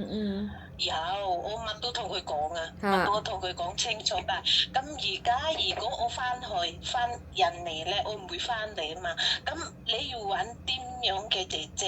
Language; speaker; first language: Cantonese; non-native, fluent; Indonesian